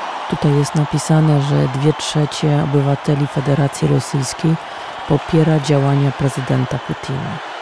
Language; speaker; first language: Polish; native; Polish